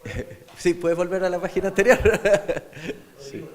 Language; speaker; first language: Spanish; native; Spanish